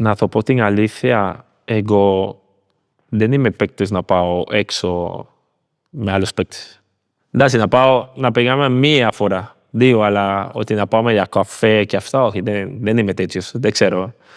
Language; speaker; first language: Greek; non-native, learner; Spanish